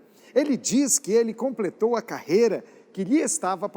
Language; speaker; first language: Portuguese; native; Portuguese